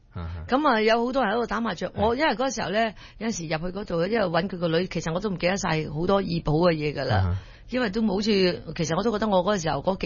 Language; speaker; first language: Cantonese; early bilingual, heritage; Cantonese